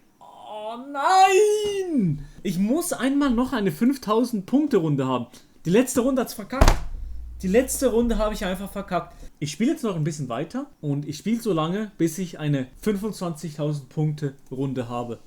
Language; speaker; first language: German; native; German